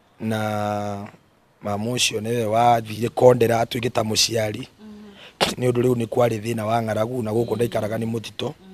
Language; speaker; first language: Kikuyu; non-native, local second language; Gusii